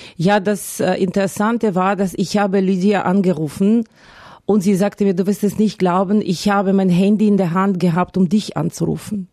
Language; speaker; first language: German; non-native, fluent; Ukrainian